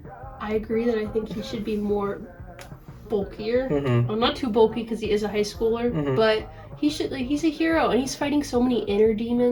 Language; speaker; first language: English; native; English